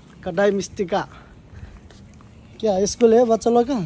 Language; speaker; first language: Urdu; non-native, learner; Nepali